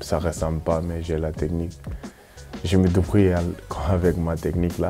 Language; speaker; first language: French; non-native, fluent; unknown